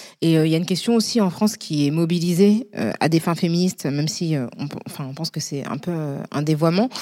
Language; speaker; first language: French; native; French